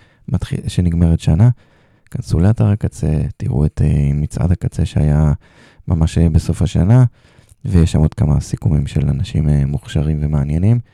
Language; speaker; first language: Hebrew; native; Hebrew